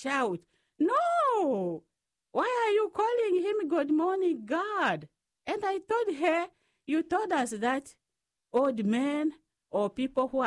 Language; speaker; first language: English; non-native, fluent; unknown